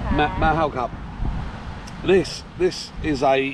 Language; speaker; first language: English; native; English